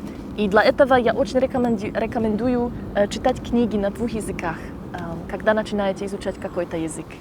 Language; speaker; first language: Russian; non-native, fluent; Slovak